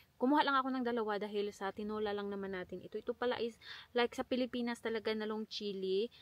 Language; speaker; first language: Filipino; non-native, local second language; Cebuano